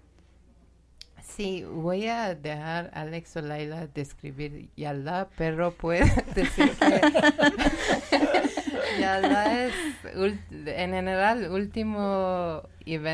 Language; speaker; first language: Spanish; non-native, learner; Persian